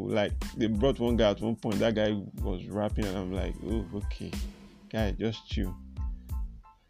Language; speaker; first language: English; non-native, local second language; Yoruba